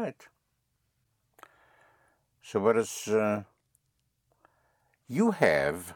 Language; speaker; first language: English; non-native, fluent; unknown